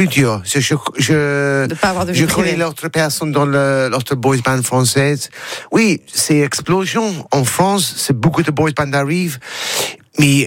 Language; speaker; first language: French; non-native, learner; English